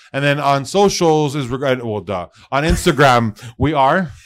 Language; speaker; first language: English; early bilingual, other home language; Spanish